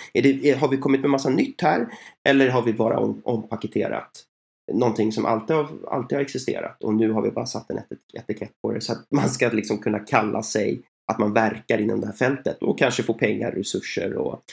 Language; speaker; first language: Swedish; native; Swedish